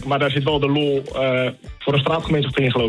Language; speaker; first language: Dutch; native; Dutch